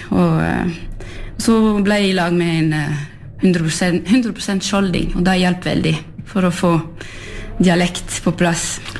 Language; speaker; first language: Norwegian; early bilingual, heritage; French